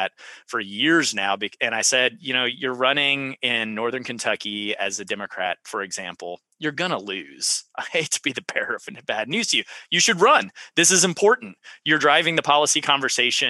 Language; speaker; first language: English; native; English